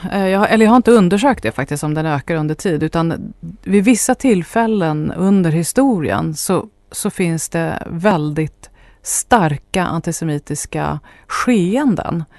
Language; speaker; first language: Swedish; native; Swedish